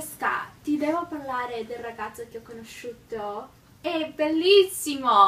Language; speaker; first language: Italian; non-native, learner; English